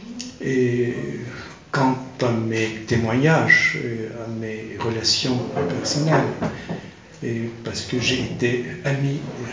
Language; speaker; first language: French; non-native, fluent; Turkish